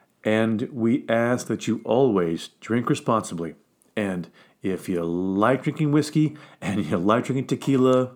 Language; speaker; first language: English; native; English